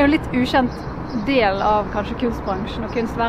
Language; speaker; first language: Norwegian; native; Norwegian